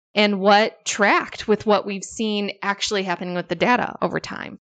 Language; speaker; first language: English; native; English